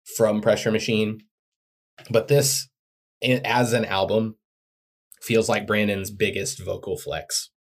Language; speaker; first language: English; native; English